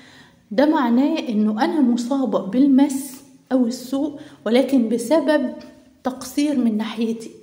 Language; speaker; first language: Arabic; native; Arabic